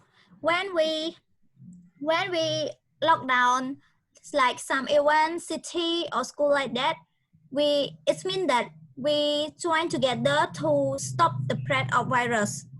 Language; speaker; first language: English; non-native, learner; Khmer